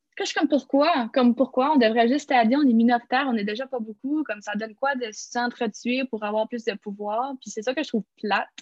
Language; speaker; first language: French; native; French